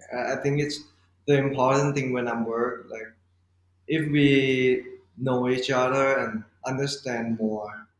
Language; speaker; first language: English; non-native, learner; Thai